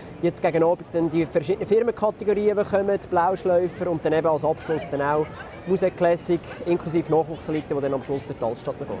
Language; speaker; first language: German; native; German